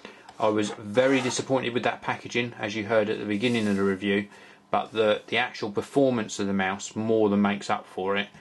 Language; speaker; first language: English; native; English